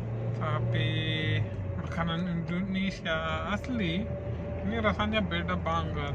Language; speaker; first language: Indonesian; non-native, learner; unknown